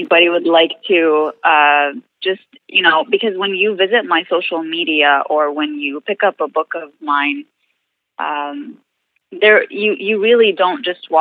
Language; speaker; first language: English; non-native, fluent; Arabic